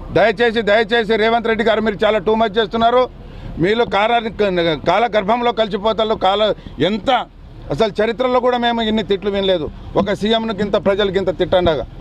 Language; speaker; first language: Telugu; native; Telugu